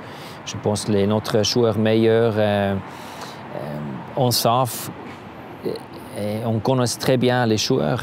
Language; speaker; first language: French; non-native, learner; German